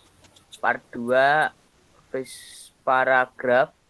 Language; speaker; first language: English; non-native, learner; Indonesian